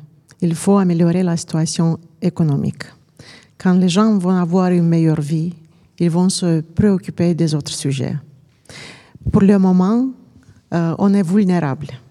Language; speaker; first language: French; non-native, fluent; Romanian